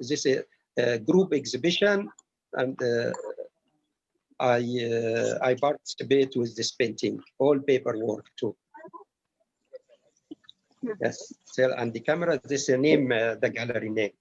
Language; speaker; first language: English; non-native, learner; Arabic